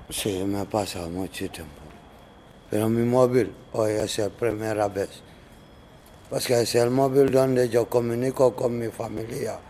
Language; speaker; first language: Spanish; non-native, learner; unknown